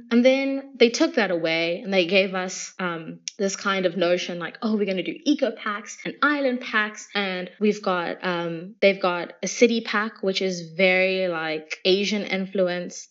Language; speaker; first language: English; native; English